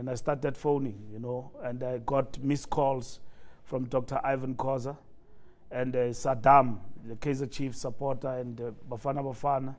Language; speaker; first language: English; non-native, local second language; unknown